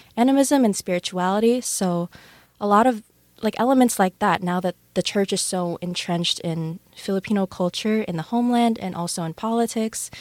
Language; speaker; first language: English; native; English